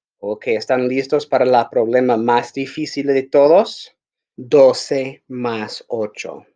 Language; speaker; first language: Spanish; non-native, fluent; English